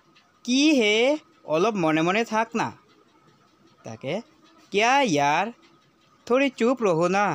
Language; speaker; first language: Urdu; non-native, local second language; Assamese